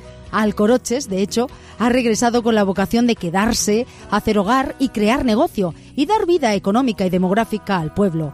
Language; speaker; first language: Spanish; native; Spanish